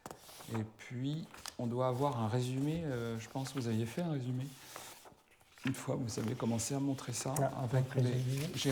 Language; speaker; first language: French; native; French